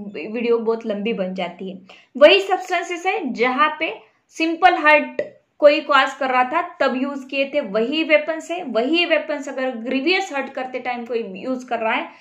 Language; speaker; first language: Hindi; non-native, local second language; Marathi